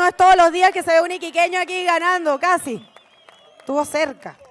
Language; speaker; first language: Spanish; native; Spanish